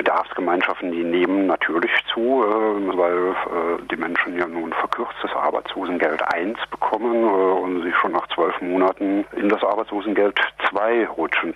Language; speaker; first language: German; native; German